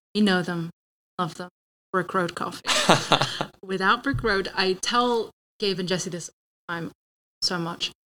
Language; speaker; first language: English; native; English